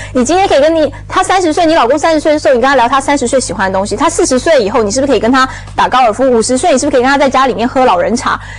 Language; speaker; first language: Chinese; native; Chinese